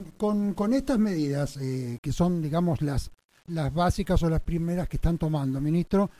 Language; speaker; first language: Spanish; native; Spanish